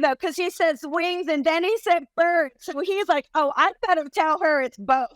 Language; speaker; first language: English; native; English